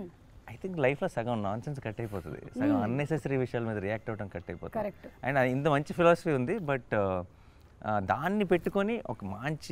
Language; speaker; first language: Telugu; native; Telugu